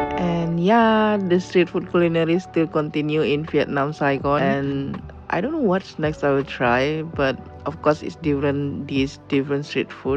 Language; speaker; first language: English; non-native, learner; Indonesian